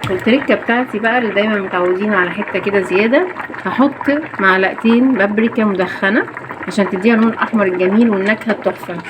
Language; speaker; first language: Arabic; native; Arabic